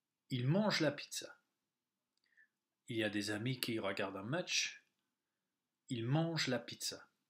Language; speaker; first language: French; non-native, fluent; English